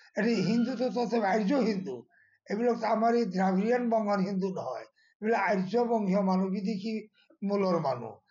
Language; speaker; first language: Assamese; non-native, local second language; Bangla